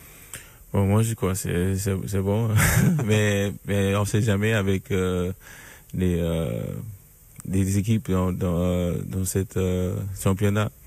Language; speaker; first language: French; non-native, learner; English